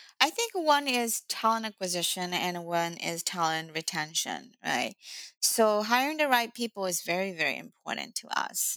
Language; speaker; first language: English; non-native, fluent; Chinese